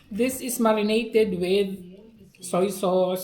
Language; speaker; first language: English; non-native, local second language; Filipino